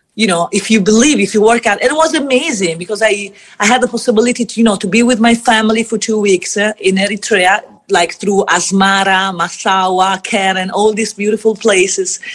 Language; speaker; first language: English; non-native, fluent; Italian